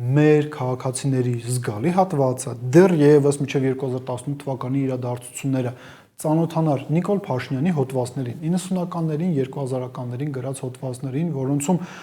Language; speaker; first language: Armenian; native; Armenian